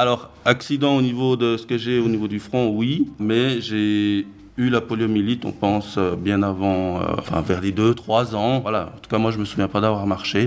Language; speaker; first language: French; early bilingual, other home language; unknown